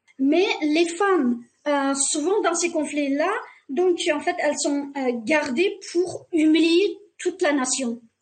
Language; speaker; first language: French; non-native, fluent; Uyghur